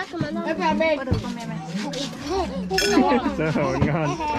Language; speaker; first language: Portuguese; non-native, learner; Vietnamese